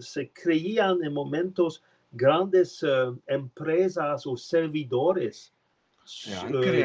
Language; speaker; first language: Spanish; non-native, learner; French